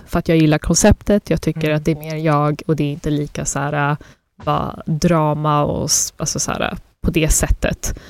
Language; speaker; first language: Swedish; early bilingual, other home language; Persian